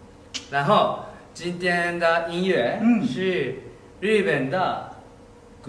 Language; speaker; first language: Chinese; non-native, learner; Japanese